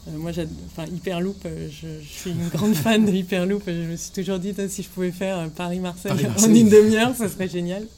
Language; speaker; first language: French; native; French